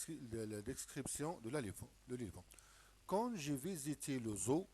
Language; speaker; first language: French; non-native, local second language; Arabic